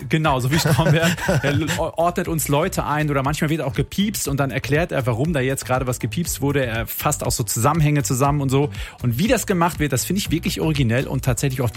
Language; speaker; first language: German; native; German